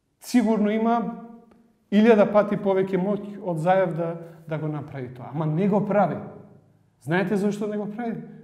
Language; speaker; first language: Macedonian; non-native, local second language; Albanian